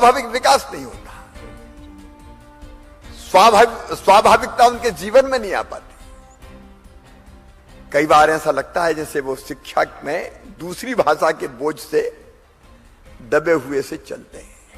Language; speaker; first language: Hindi; native; Hindi